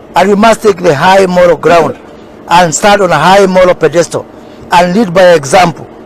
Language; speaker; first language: English; non-native, local second language; Kikuyu